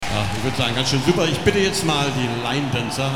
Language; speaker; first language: German; native; German